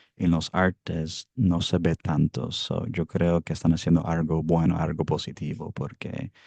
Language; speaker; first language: Spanish; early bilingual, heritage; Spanish